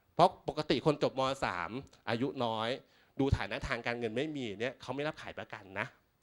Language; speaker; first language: Thai; native; Thai